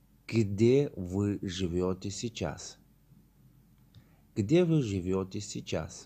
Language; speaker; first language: Russian; non-native, learner; Tajik